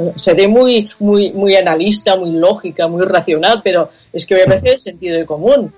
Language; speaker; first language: Spanish; non-native, local second language; Catalan